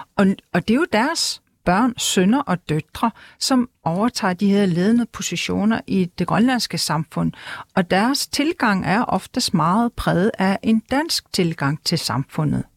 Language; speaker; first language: Danish; non-native, local second language; Kalaallisut